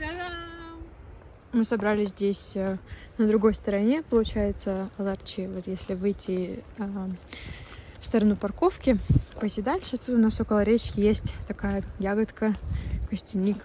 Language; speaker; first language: Russian; native; Russian